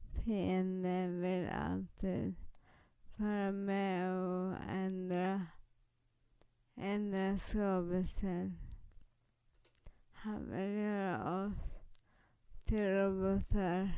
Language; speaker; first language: Swedish; non-native, fluent; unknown